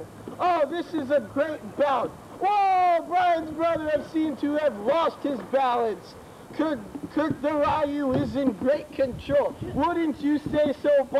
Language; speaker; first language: English; native; English